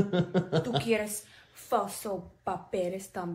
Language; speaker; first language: Spanish; non-native, learner; English